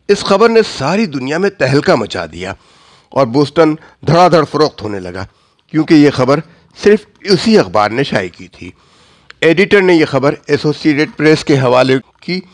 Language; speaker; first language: Urdu; native; Urdu